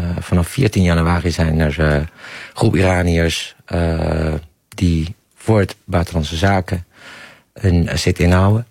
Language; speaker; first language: Dutch; non-native, fluent; Persian